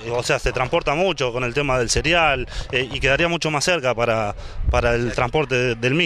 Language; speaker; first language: Spanish; native; Spanish